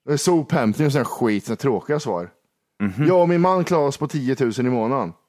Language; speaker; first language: Swedish; native; Swedish